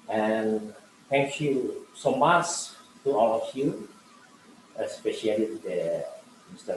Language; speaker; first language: English; non-native, learner; Indonesian